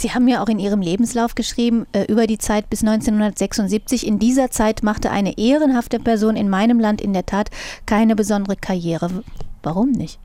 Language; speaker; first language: German; native; German